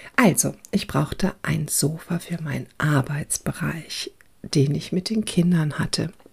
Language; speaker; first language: German; early bilingual, other home language; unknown